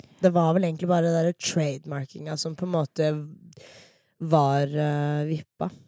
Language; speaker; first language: Norwegian; early bilingual, other home language; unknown